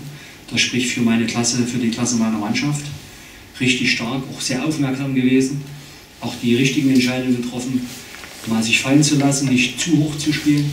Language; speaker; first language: German; native; German